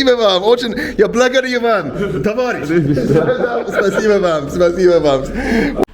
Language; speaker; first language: Russian; non-native, learner; English